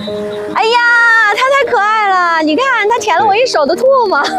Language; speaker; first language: Chinese; native; Chinese